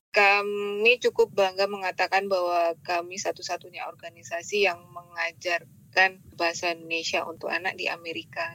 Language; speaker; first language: Indonesian; non-native, local second language; Javanese